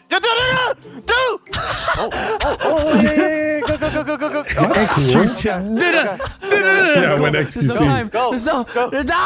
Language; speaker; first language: English; native; English